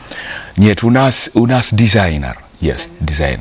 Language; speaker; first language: Russian; non-native, learner; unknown